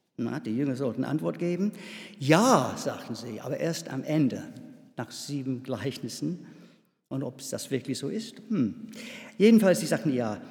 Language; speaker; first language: German; non-native, fluent; English